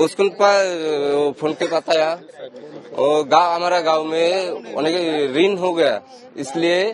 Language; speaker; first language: Hindi; non-native, learner; Bangla